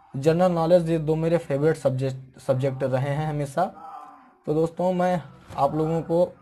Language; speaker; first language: Hindi; native; Hindi